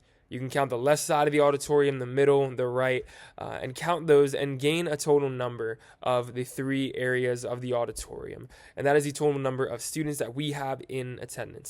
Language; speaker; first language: English; native; English